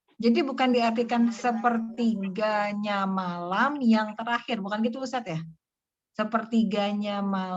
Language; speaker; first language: Indonesian; native; Indonesian